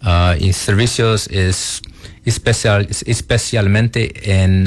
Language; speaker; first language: Spanish; non-native, learner; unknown